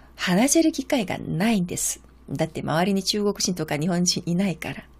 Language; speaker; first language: Japanese; non-native, fluent; Korean